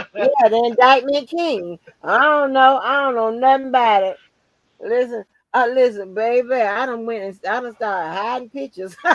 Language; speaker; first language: English; native; English